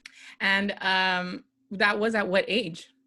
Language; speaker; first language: English; native; English